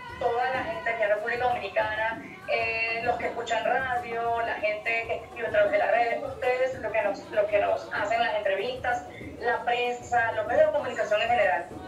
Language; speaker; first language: Spanish; native; Spanish